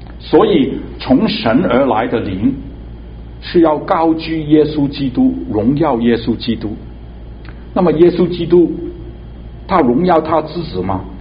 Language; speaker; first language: Chinese; non-native, local second language; Cantonese